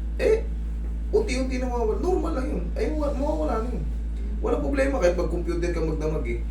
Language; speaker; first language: Filipino; native; Filipino